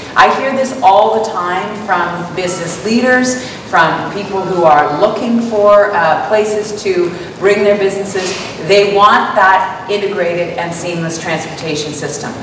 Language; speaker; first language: English; native; English